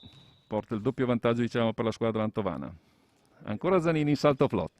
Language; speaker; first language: Italian; native; Italian